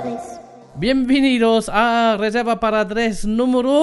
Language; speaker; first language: Spanish; non-native, fluent; German